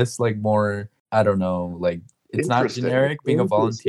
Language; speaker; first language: English; native; English